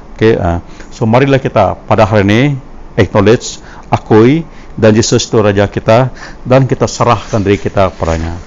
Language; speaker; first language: Malay; non-native, local second language; Iban